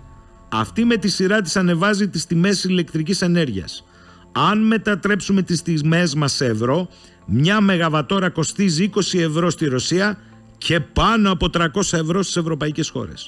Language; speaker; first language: Greek; native; Greek